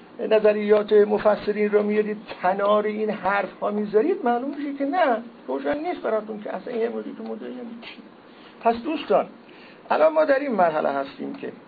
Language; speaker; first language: Persian; non-native, local second language; Azerbaijani